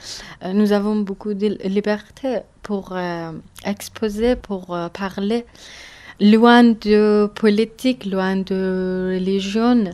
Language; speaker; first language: French; non-native, learner; Persian